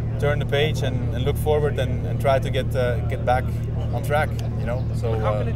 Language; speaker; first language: English; non-native, fluent; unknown